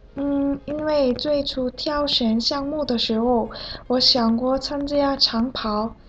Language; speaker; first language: Chinese; non-native, fluent; Korean